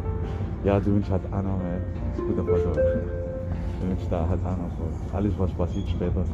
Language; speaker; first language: German; non-native, learner; Spanish